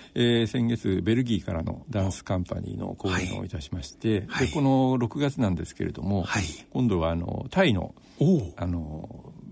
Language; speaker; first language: Japanese; native; Japanese